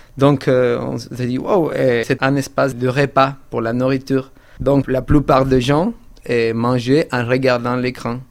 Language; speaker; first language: French; non-native, fluent; Spanish